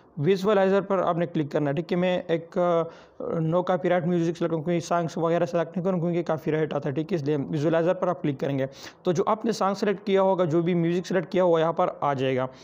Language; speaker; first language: Urdu; non-native, local second language; Pashto